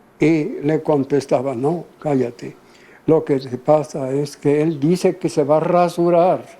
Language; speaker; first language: Spanish; native; Spanish